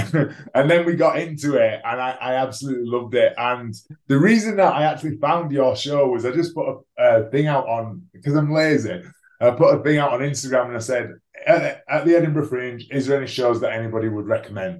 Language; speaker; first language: English; native; English